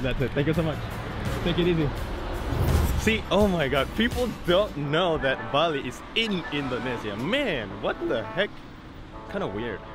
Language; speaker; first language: English; non-native, fluent; Indonesian